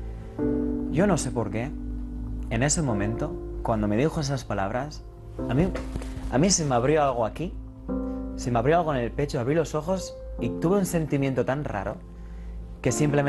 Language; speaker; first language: Spanish; native; Spanish